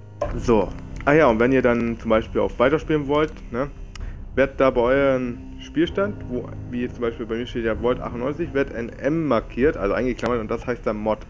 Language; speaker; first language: German; native; German